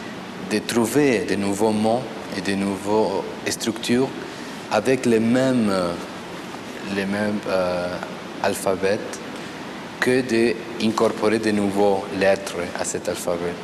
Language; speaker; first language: French; non-native, fluent; Spanish